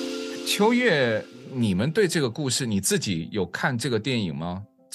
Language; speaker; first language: Chinese; native; Chinese